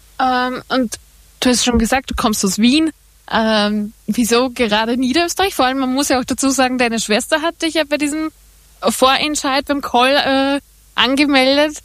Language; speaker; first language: German; native; German